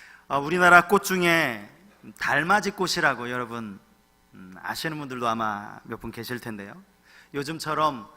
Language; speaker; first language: Korean; native; Korean